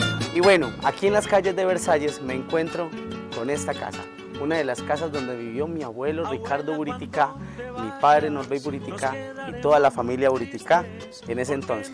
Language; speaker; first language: Spanish; native; Spanish